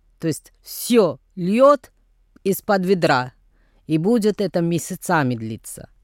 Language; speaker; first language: Russian; non-native, fluent; Tamil